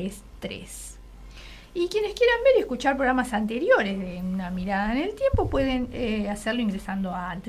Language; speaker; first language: Spanish; native; Spanish